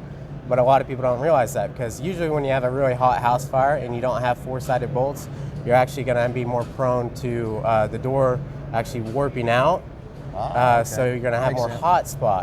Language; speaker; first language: English; native; English